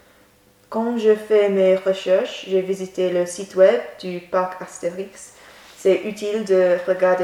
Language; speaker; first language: French; non-native, learner; English